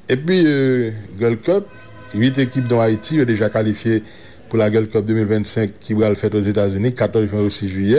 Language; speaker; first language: French; non-native, local second language; Haitian Creole